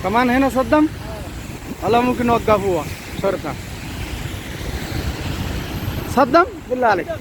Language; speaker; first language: Arabic; non-native, learner; Bangla